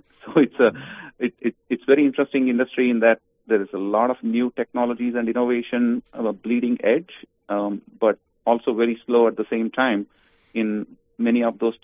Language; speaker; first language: English; non-native, local second language; Kannada